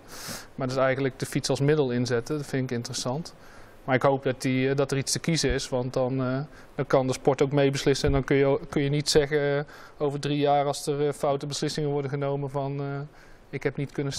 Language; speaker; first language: Dutch; native; Dutch